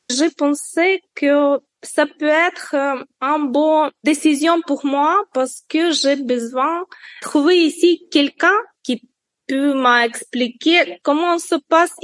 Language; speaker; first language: French; non-native, learner; Ukrainian